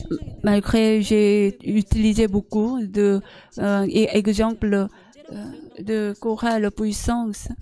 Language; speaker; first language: French; non-native, learner; Korean